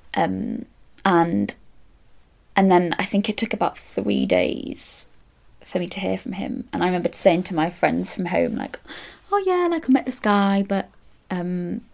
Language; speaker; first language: English; native; English